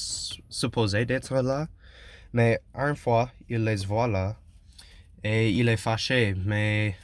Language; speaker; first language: French; non-native, learner; English